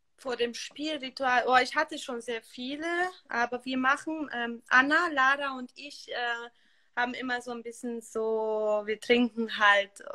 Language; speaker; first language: German; non-native, fluent; Hungarian